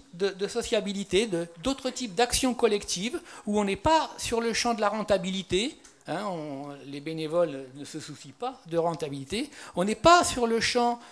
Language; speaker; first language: French; native; French